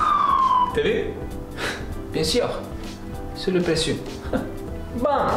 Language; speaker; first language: French; non-native, learner; Croatian